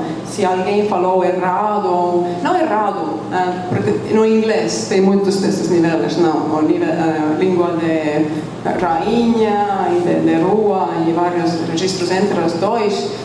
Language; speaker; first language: Portuguese; non-native, fluent; Estonian